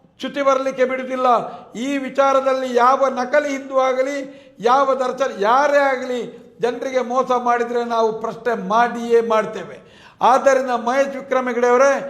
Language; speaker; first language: Kannada; non-native, local second language; Tulu